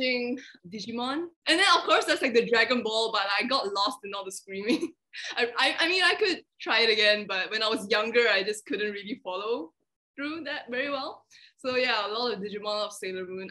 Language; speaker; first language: English; non-native, local second language; Chinese